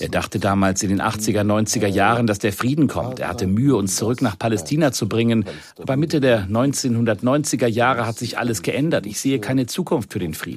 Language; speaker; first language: German; native; German